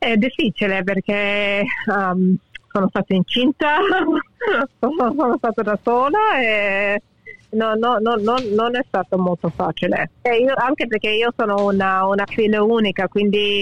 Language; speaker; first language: Italian; early bilingual, heritage; English